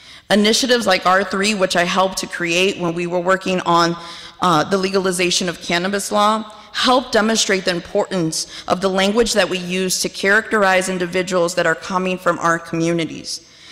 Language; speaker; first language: English; early bilingual, other home language; Spanish